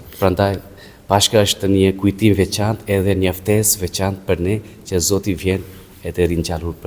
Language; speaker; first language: Albanian; non-native, fluent; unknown